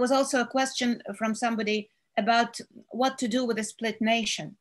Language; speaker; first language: English; non-native, fluent; Russian